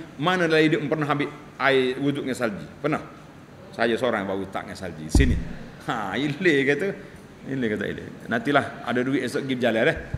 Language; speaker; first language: Malay; native; Malay